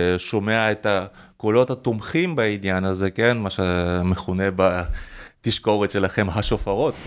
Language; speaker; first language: Hebrew; early bilingual, other home language; Russian